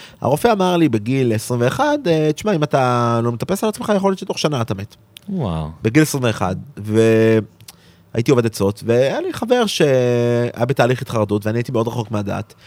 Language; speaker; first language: Hebrew; native; Hebrew